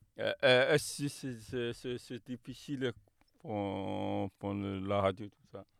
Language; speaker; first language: French; non-native, learner; Chinese